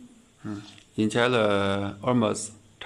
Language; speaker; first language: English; non-native, learner; Chinese